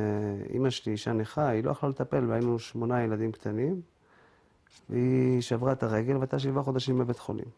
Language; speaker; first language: Hebrew; native; Hebrew